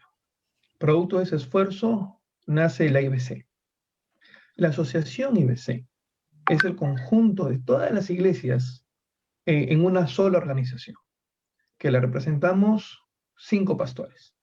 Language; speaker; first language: Spanish; native; Spanish